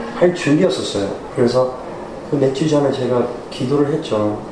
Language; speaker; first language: Korean; early bilingual, heritage; Korean